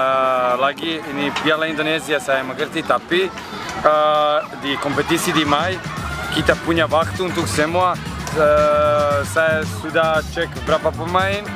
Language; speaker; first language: Indonesian; non-native, learner; Serbian